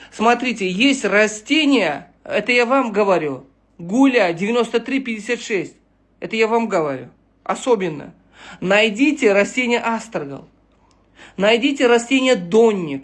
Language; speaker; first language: Russian; non-native, local second language; Uzbek